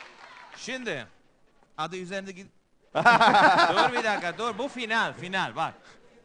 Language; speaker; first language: Turkish; non-native, learner; Spanish